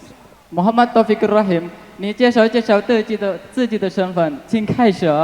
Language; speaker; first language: Chinese; non-native, fluent; Indonesian